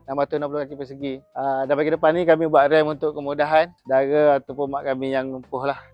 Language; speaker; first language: Malay; native; Malay